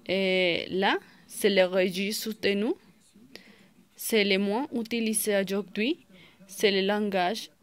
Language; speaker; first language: French; non-native, learner; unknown